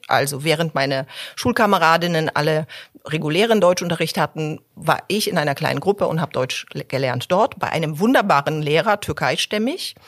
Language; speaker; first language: German; early bilingual, other home language; Polish